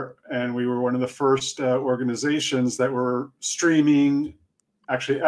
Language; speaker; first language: English; native; English